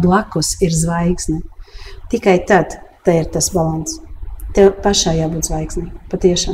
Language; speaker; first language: Latvian; early bilingual, heritage; Latvian